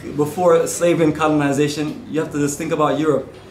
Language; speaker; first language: English; native; English